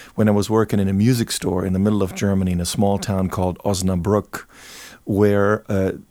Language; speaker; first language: English; non-native, fluent; German